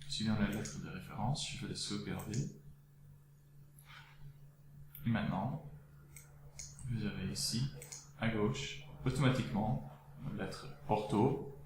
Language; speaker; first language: French; non-native, local second language; Dutch